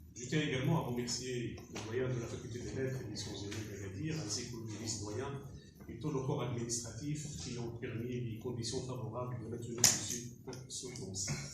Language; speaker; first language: French; non-native, local second language; Berber languages